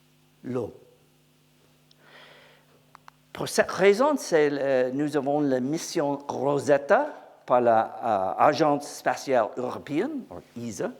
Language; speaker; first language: French; non-native, learner; English